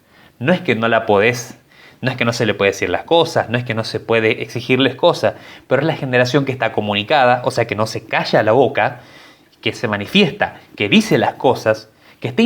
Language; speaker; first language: Spanish; native; Spanish